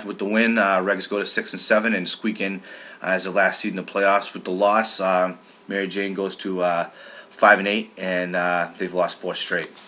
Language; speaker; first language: English; native; English